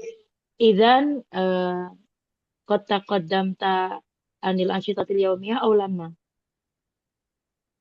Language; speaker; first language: Arabic; non-native, learner; Indonesian